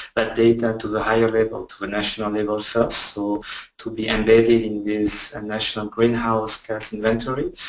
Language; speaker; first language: English; non-native, fluent; French